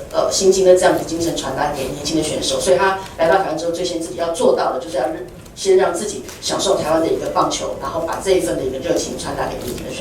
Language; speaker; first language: Chinese; native; Chinese